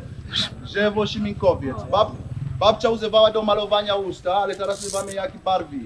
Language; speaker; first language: Polish; non-native, learner; Swahili